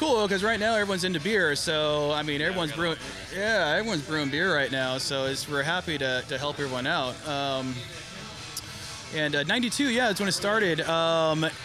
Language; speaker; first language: English; native; English